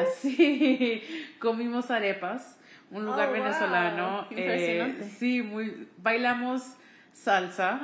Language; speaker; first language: Spanish; early bilingual, heritage; Spanish